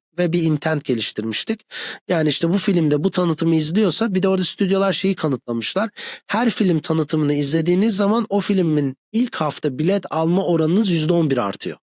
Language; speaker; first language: Turkish; early bilingual, other home language; English